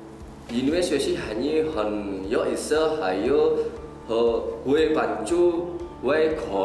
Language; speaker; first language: Chinese; non-native, learner; Indonesian